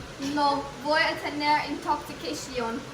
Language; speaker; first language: Spanish; non-native, learner; English